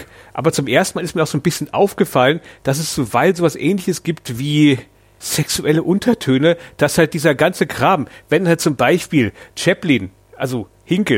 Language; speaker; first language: German; native; German